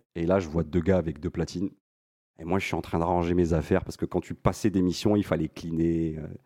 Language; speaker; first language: French; native; French